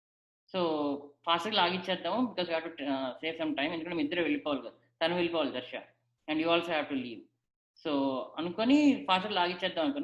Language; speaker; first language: Telugu; native; Telugu